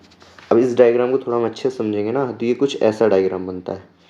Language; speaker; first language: Hindi; native; Hindi